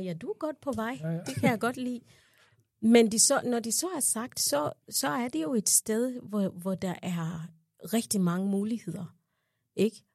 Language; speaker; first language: Danish; non-native, fluent; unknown